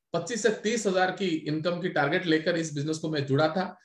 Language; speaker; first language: Hindi; non-native, local second language; Odia